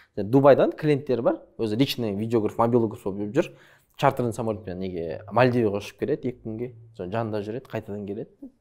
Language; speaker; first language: Kazakh; early bilingual, other home language; Chinese